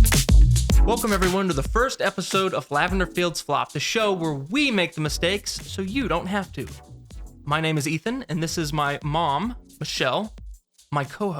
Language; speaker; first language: English; native; English